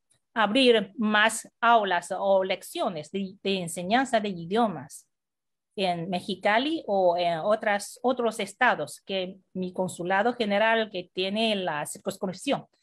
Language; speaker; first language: Spanish; non-native, fluent; Chinese